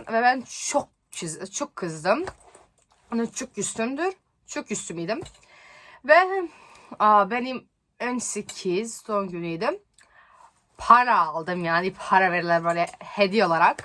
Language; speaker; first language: Turkish; non-native, learner; Serbian